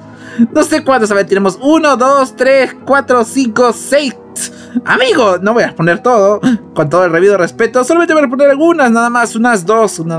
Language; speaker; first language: Spanish; native; Spanish